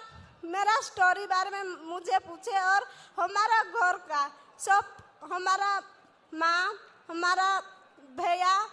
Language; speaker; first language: Hindi; non-native, local second language; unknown